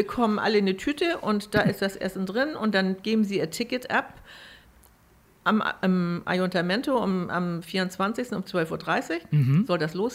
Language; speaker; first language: German; native; German